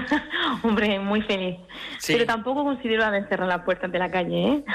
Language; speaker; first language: Spanish; early bilingual, heritage; French